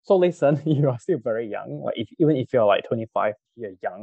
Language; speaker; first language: English; non-native, local second language; Cantonese